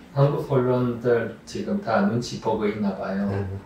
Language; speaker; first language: Korean; non-native, fluent; English